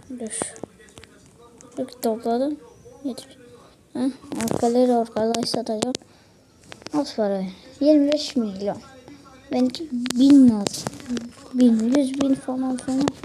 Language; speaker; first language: Turkish; native; Turkish